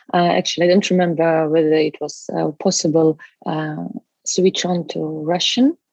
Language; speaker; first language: English; non-native, learner; Russian